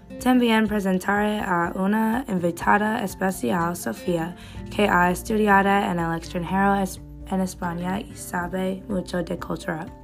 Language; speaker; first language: Spanish; non-native, learner; English